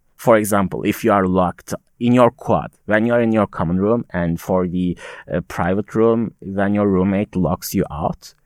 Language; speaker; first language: English; non-native, fluent; Turkish